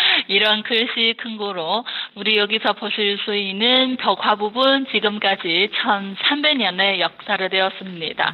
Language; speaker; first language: Korean; non-native, fluent; Chinese